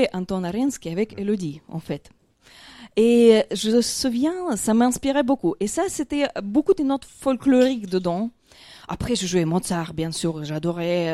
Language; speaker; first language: French; non-native, fluent; Ukrainian